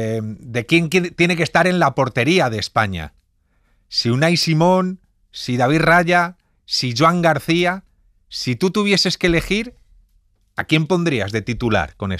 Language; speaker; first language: Spanish; native; Spanish